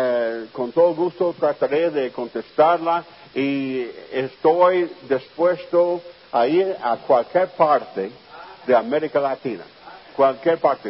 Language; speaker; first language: Spanish; non-native, fluent; English